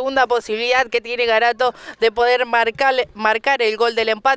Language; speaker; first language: Spanish; native; Spanish